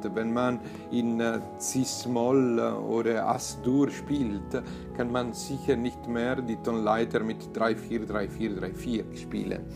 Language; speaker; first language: German; non-native, fluent; Italian